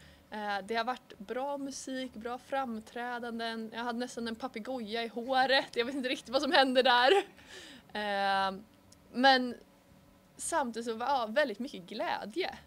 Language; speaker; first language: Swedish; native; Swedish